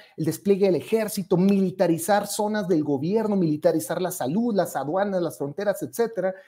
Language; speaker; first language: Spanish; native; Spanish